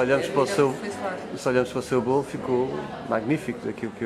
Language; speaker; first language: Portuguese; native; Portuguese